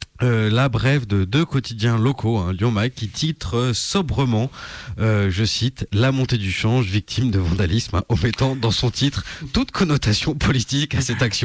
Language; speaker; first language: French; native; French